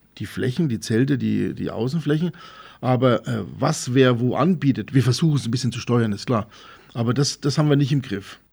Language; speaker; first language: German; native; German